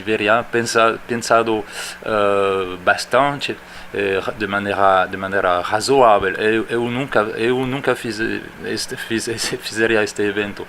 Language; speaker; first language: Portuguese; non-native, fluent; French